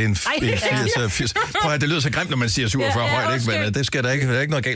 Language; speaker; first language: Danish; native; Danish